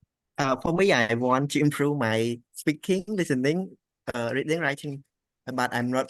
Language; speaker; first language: English; non-native, learner; Khmer